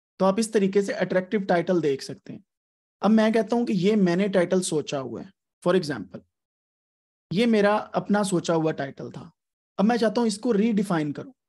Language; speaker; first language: Urdu; native; Urdu